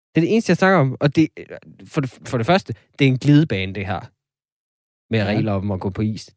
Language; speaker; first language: Danish; native; Danish